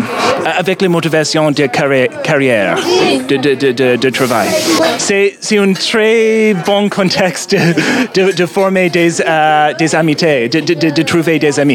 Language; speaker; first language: French; non-native, learner; English